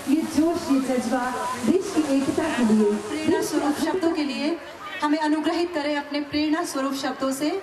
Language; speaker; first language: Hindi; native; Hindi